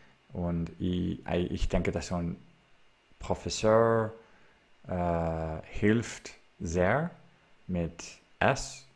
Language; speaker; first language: German; non-native, learner; English